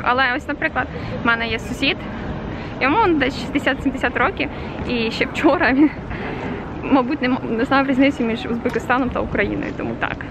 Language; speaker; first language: Ukrainian; native; Ukrainian